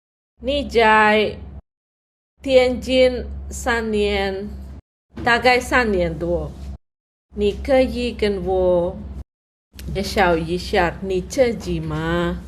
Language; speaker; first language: Chinese; non-native, fluent; Indonesian